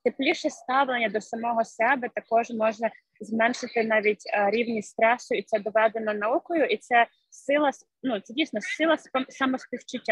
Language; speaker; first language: Ukrainian; native; Ukrainian